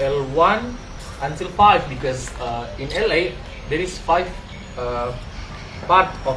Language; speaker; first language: English; non-native, learner; Indonesian